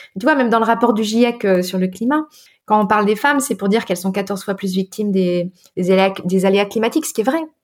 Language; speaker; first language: French; native; French